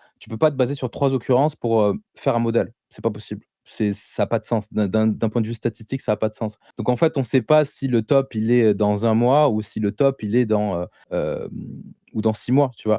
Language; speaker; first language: French; native; French